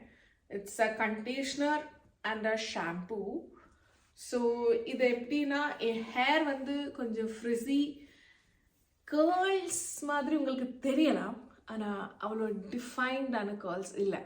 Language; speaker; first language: Tamil; non-native, local second language; Malayalam